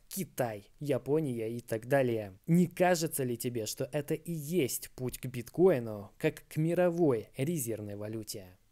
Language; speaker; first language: Russian; native; Russian